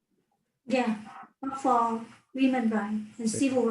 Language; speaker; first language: English; non-native, learner; Vietnamese